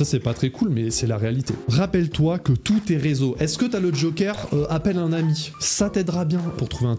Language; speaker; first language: French; native; French